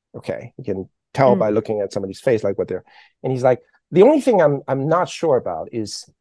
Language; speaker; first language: English; early bilingual, other home language; Chinese